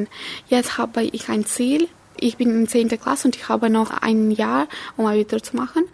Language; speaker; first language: German; non-native, learner; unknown